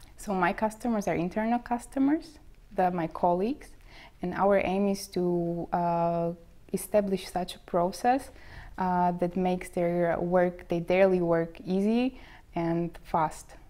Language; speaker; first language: English; non-native, fluent; Slovak